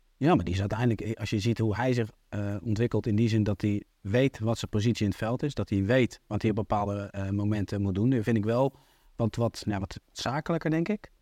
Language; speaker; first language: Dutch; native; Dutch